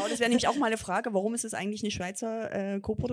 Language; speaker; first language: German; native; German